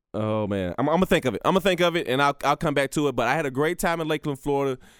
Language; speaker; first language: English; native; English